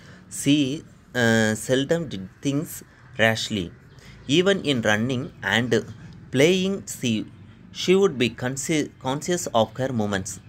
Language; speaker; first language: English; non-native, local second language; Tamil